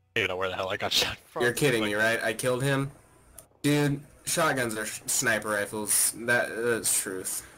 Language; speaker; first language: English; native; English